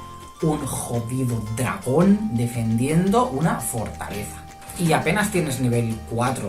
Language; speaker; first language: Spanish; native; Spanish